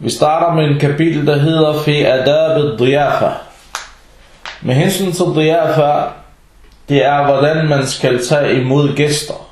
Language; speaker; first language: Danish; early bilingual, other home language; Arabic